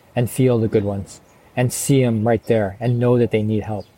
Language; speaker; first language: English; native; English